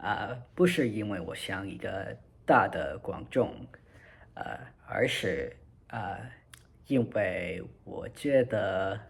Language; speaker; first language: Chinese; non-native, learner; English